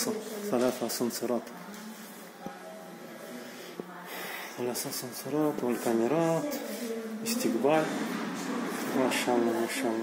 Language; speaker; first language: Arabic; non-native, learner; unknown